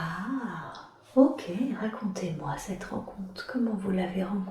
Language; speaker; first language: French; native; French